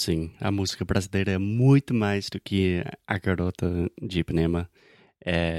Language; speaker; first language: Portuguese; non-native, fluent; English